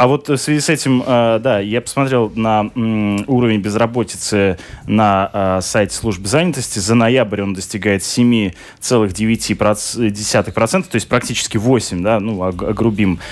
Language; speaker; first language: Russian; native; Russian